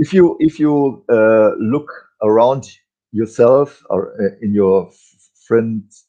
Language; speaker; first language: English; non-native, fluent; German